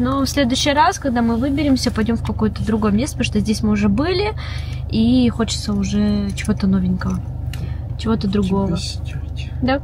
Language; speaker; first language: Russian; native; Russian